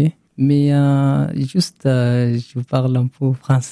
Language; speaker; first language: French; non-native, learner; Arabic